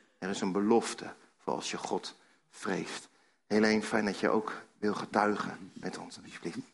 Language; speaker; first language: Dutch; native; Dutch